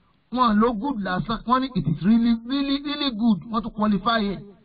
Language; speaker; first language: English; non-native, local second language; Yoruba